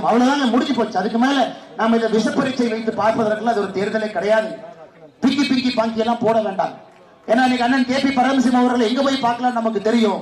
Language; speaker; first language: Tamil; native; Tamil